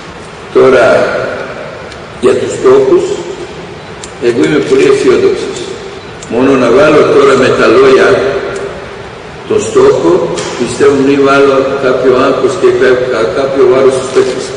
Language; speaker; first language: Greek; non-native, fluent; Serbian